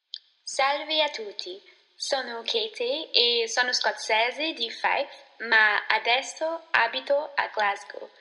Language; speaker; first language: Italian; non-native, learner; English